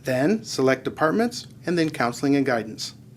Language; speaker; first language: English; native; English